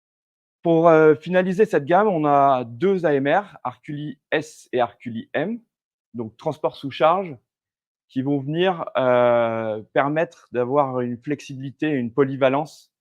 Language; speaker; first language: French; native; French